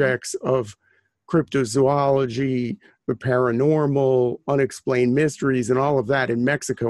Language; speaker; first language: English; native; English